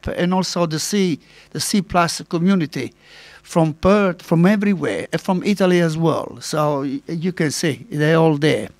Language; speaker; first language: English; non-native, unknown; Italian